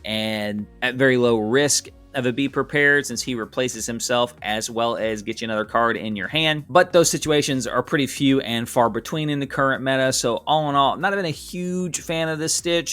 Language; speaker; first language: English; native; English